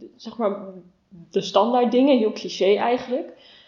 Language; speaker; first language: Dutch; native; Dutch